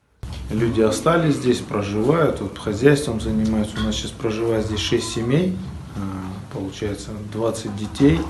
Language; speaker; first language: Russian; native; Russian